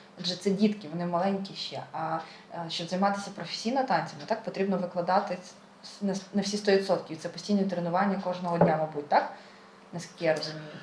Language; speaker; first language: Ukrainian; native; Ukrainian